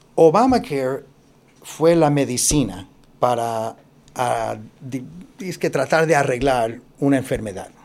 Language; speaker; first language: Spanish; early bilingual, heritage; Spanish